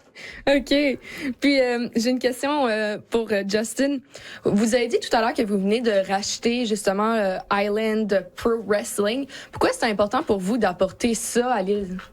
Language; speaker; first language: French; native; French